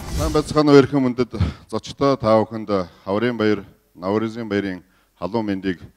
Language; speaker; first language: Mongolian; non-native, local second language; Kazakh